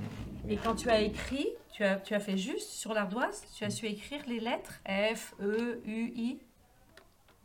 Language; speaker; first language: French; native; French